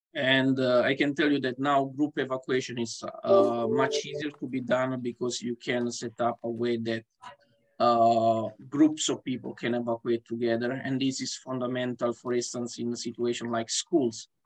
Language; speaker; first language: English; non-native, fluent; Italian